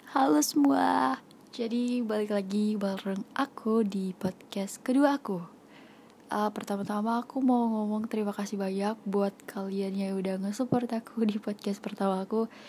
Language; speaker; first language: Indonesian; non-native, local second language; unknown